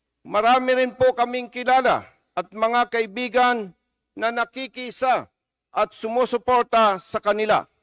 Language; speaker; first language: Filipino; native; Filipino